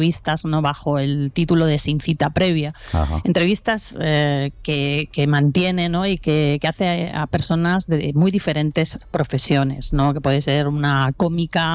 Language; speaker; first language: Spanish; native; Spanish